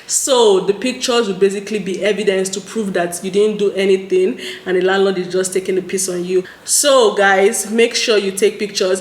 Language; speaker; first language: English; non-native, local second language; Yoruba